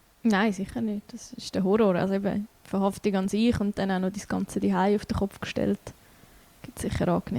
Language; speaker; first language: German; native; German